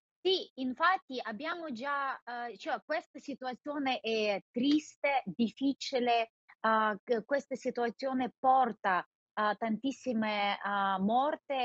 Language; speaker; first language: Italian; non-native, fluent; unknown